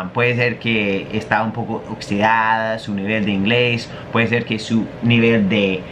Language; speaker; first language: Spanish; non-native, fluent; English